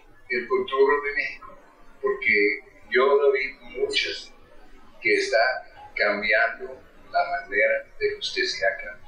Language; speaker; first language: Spanish; non-native, fluent; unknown